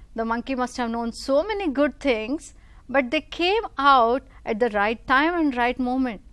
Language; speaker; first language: English; non-native, local second language; Telugu